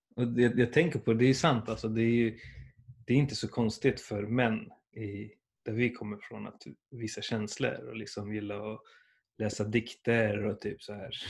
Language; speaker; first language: Swedish; early bilingual, other home language; Persian